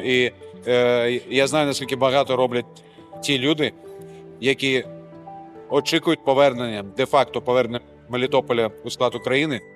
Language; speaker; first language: Ukrainian; native; Ukrainian